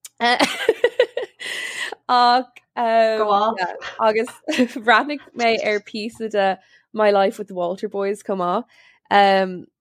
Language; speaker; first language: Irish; non-native, local second language; English